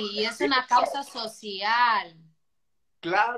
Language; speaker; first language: Spanish; non-native, fluent; Portuguese